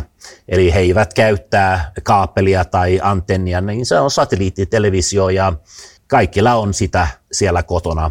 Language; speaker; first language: Finnish; non-native, fluent; Swedish